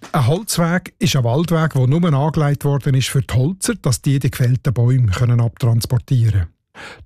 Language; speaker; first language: German; native; German